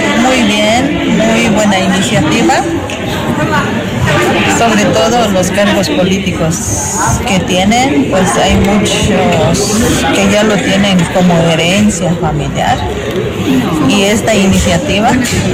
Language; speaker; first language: Spanish; non-native, local second language; Tzeltal